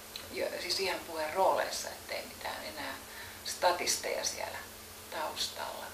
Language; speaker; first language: Finnish; native; Finnish